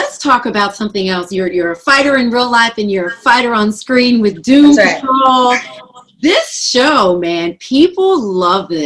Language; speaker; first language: English; native; English